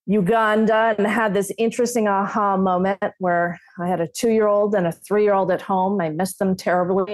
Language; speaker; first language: English; native; English